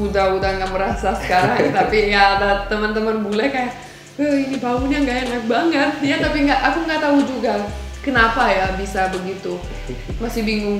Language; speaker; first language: Indonesian; non-native, fluent; Romanian